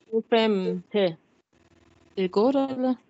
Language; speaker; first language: Swedish; non-native, learner; Arabic